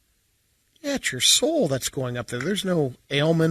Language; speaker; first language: English; native; English